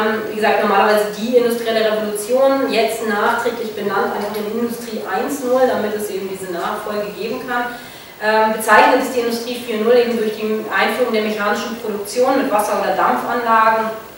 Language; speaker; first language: German; native; German